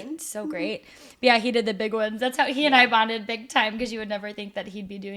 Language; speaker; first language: English; native; English